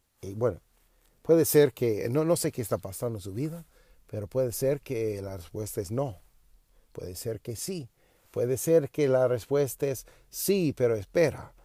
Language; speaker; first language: Spanish; non-native, learner; English